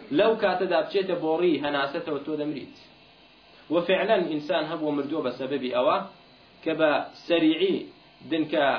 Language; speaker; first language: Central Kurdish; non-native, local second language; Kurdish